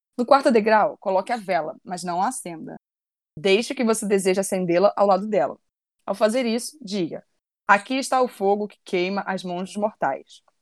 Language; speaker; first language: Portuguese; native; Portuguese